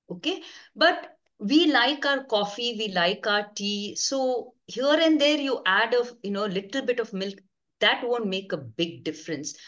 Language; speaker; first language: English; non-native, local second language; Konkani